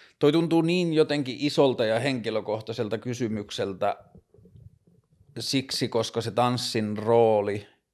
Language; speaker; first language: Finnish; native; Finnish